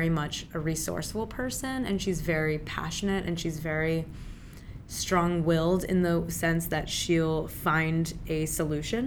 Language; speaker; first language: English; early bilingual, other home language; Urdu